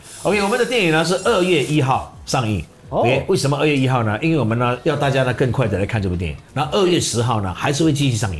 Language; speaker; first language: Chinese; native; Chinese